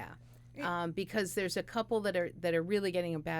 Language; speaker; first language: English; native; English